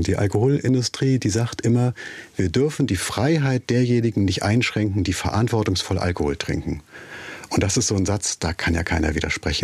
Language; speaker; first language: German; native; German